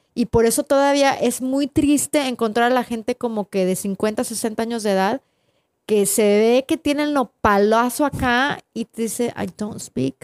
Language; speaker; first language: Spanish; native; Spanish